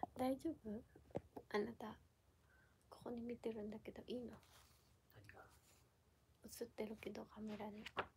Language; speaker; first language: Japanese; non-native, learner; Filipino